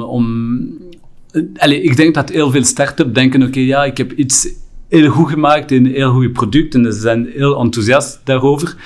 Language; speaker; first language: Dutch; non-native, local second language; French